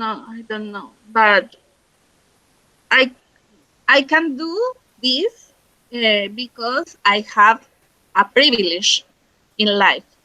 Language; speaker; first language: English; non-native, learner; Spanish